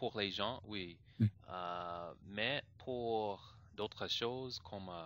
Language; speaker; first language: French; non-native, learner; English